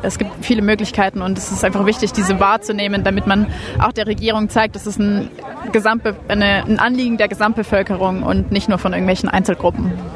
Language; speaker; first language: German; native; German